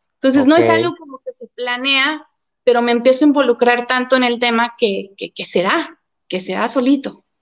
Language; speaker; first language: Spanish; early bilingual, heritage; Spanish